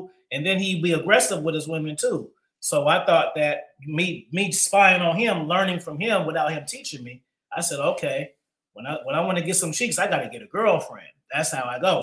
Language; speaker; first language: English; native; English